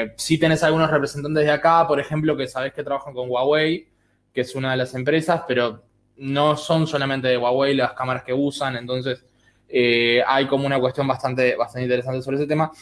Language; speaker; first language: Spanish; native; Spanish